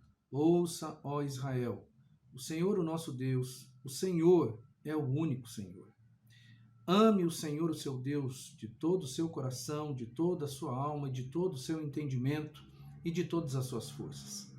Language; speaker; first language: Portuguese; native; Portuguese